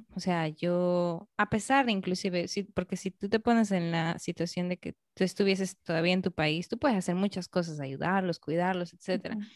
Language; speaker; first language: Spanish; native; Spanish